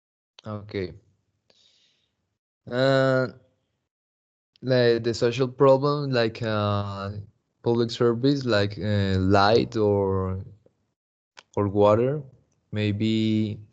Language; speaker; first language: English; non-native, learner; Spanish